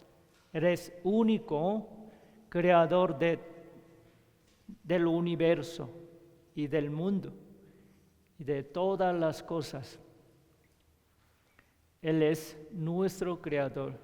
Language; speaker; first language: Spanish; non-native, learner; Korean